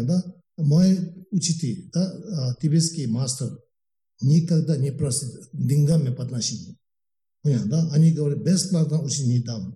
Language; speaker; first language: Russian; non-native, learner; Tibetan